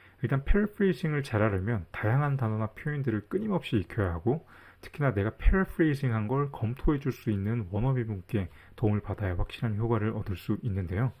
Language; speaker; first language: Korean; native; Korean